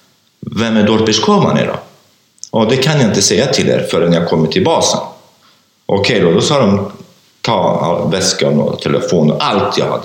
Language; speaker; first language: Swedish; non-native, fluent; Kurdish